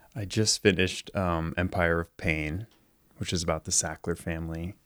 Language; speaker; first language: English; native; English